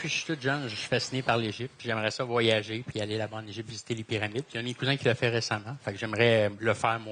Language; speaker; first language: French; native; French